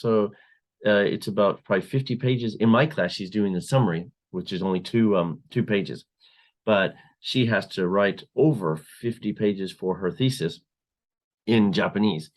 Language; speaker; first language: English; non-native, fluent; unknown